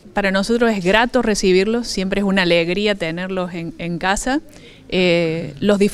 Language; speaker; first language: Spanish; native; Spanish